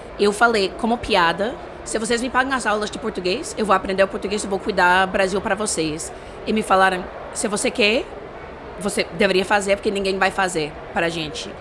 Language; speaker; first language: Portuguese; non-native, fluent; English